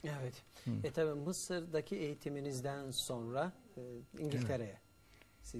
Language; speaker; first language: Turkish; native; Turkish